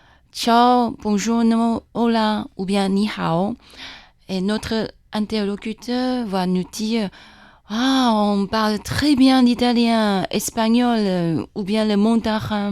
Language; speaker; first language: French; non-native, fluent; Chinese